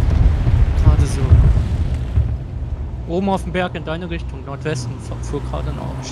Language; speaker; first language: German; native; German